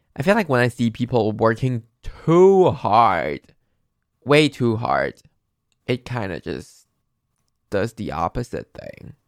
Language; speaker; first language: English; non-native, fluent; Chinese